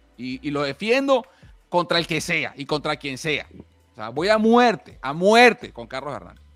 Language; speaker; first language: Spanish; native; Spanish